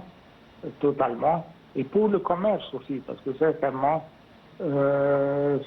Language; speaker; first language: French; non-native, fluent; Arabic